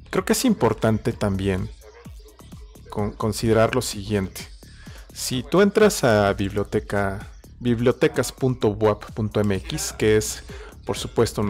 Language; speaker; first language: Spanish; native; Spanish